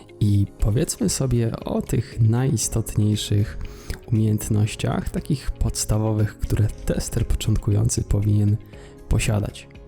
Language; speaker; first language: Polish; native; Polish